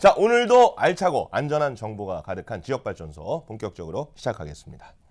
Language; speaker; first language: Korean; native; Korean